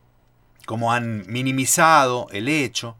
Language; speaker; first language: Spanish; native; Spanish